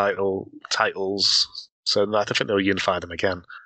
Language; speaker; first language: English; native; English